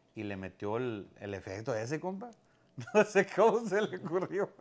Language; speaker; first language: Spanish; native; Spanish